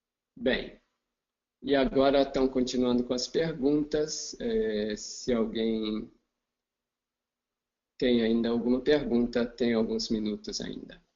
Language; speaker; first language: Portuguese; non-native, fluent; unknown